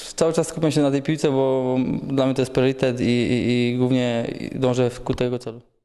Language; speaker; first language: Polish; native; Polish